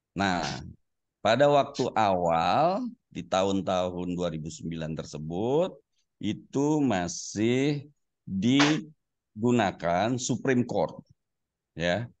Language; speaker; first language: Indonesian; native; Indonesian